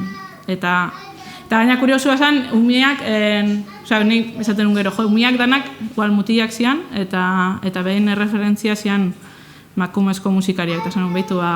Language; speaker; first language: Basque; native; Basque